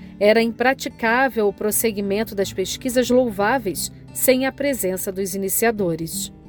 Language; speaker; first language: Portuguese; native; Portuguese